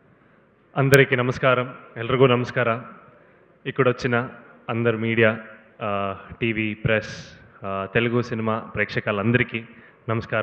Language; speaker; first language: Telugu; non-native, learner; Kannada